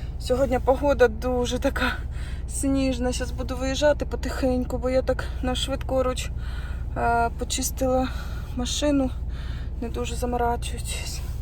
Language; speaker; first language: Ukrainian; non-native, local second language; Russian